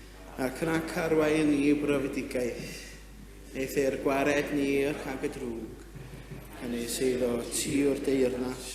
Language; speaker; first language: Welsh; native; Welsh